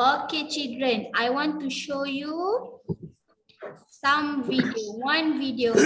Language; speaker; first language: English; non-native, local second language; Malay